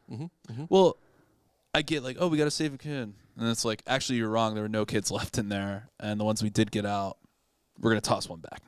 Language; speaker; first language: English; native; English